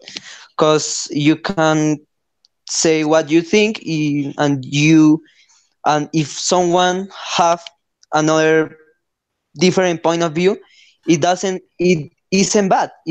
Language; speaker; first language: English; non-native, learner; Spanish